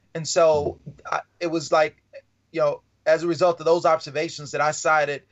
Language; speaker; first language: English; native; English